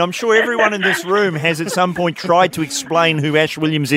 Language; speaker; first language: English; native; English